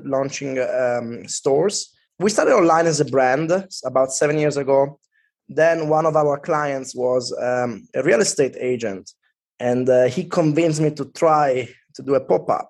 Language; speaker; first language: English; non-native, fluent; Italian